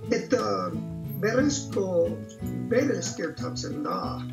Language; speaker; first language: Basque; non-native, fluent; English